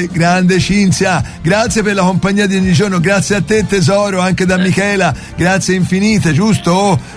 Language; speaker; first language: Italian; native; Italian